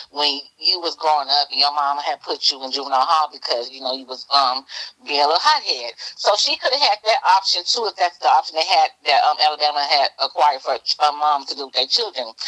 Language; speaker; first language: English; native; English